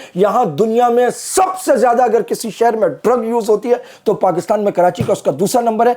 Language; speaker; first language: Urdu; native; Urdu